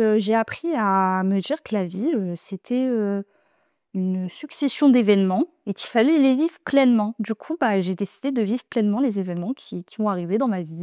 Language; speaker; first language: French; native; French